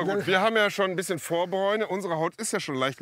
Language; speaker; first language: German; native; German